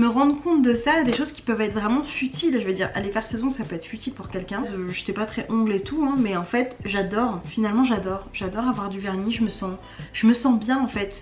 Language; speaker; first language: French; native; French